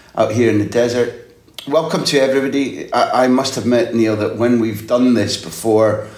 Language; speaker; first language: English; native; English